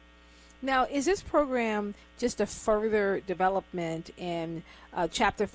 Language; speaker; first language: English; native; English